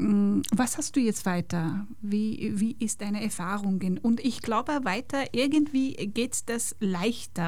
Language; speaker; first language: German; non-native, fluent; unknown